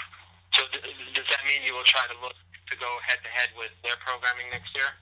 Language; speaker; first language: English; native; English